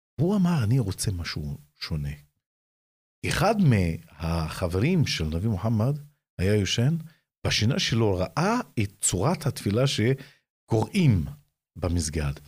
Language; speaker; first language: Hebrew; non-native, local second language; Arabic